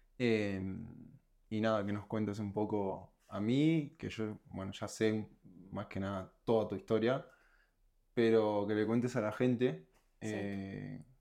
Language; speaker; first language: Spanish; native; Spanish